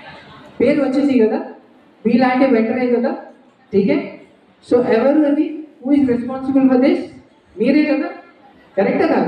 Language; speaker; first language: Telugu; non-native, local second language; Urdu